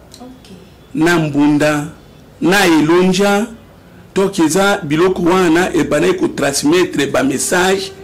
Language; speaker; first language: Lingala; non-native, local second language; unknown